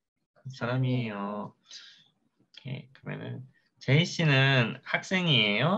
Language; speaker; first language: Korean; non-native, learner; Thai